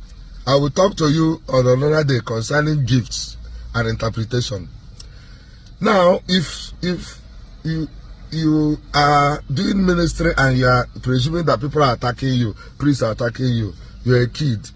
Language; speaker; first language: English; non-native, local second language; Igbo